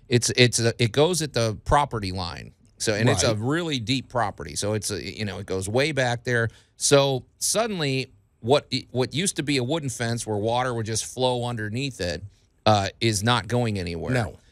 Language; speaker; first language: English; native; English